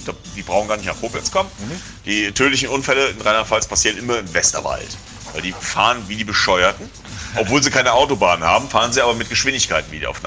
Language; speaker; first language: German; native; German